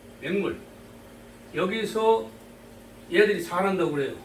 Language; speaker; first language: Korean; native; Korean